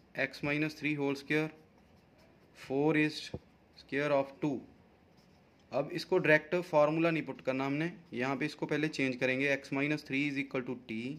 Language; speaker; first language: Hindi; non-native, local second language; Punjabi